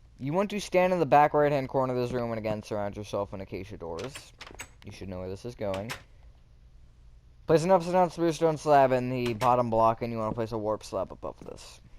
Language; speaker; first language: English; native; English